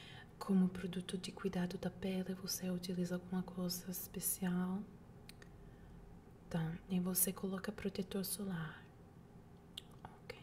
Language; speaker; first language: Portuguese; non-native, fluent; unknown